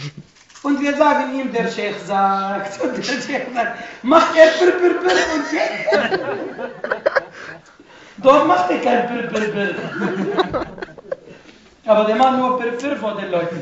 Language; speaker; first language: German; non-native, fluent; Arabic